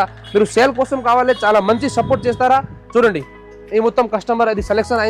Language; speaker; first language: Telugu; non-native, local second language; Urdu